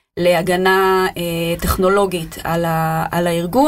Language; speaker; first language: Hebrew; native; Hebrew